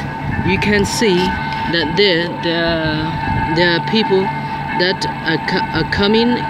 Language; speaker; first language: English; non-native, learner; Spanish